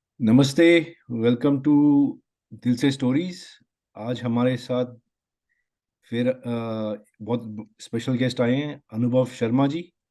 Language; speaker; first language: Hindi; native; Hindi